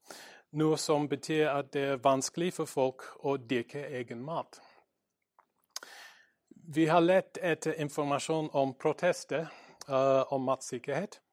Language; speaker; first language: Norwegian; non-native, learner; English